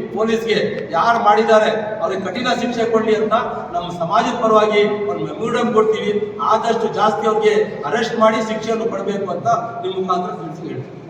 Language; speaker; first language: Kannada; non-native, local second language; Urdu